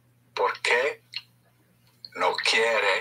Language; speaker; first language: Spanish; non-native, learner; English